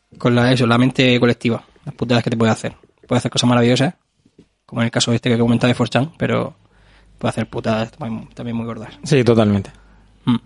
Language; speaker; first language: Spanish; native; Spanish